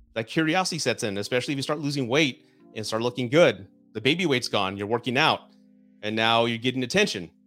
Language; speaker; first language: English; native; English